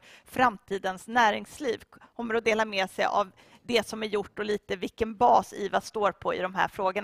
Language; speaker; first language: Swedish; native; Swedish